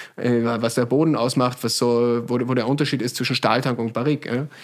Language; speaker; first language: German; native; German